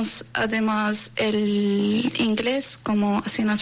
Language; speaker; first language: Spanish; non-native, learner; Arabic